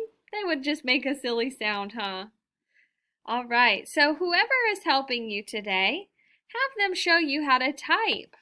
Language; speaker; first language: English; native; English